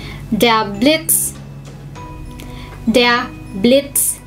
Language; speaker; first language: German; non-native, fluent; Filipino